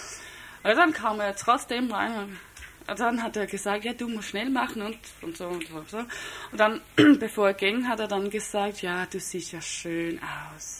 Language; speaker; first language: German; non-native, fluent; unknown